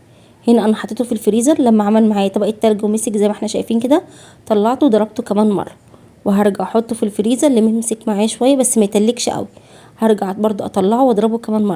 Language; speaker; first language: Arabic; native; Arabic